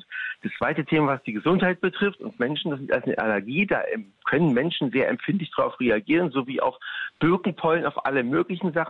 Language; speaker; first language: German; native; German